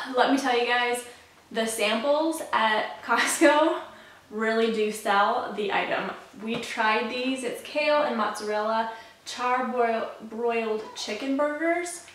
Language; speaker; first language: English; native; English